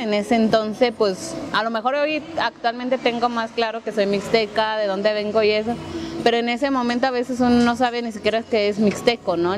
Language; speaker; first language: Spanish; non-native, local second language; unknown